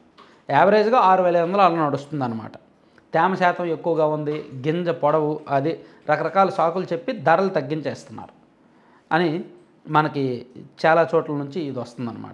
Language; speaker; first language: Telugu; native; Telugu